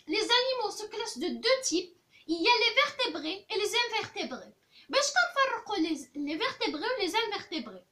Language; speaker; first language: French; non-native, local second language; Arabic